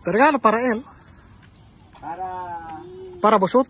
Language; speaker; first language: Spanish; non-native, learner; Filipino